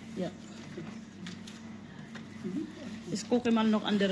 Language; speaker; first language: German; non-native, learner; Filipino